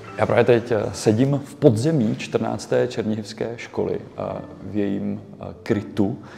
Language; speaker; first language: Czech; native; Czech